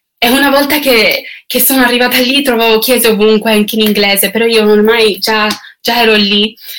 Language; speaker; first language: Italian; non-native, fluent; English